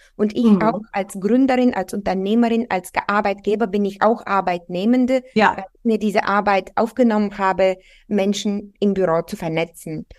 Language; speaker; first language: German; non-native, fluent; Bulgarian